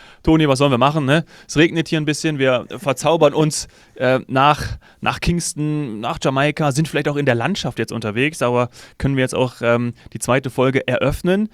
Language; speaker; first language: German; native; German